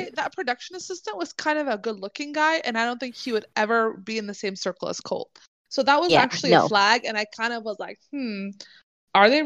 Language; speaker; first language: English; native; English